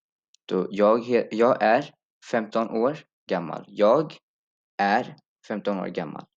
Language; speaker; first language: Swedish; non-native, fluent; Urdu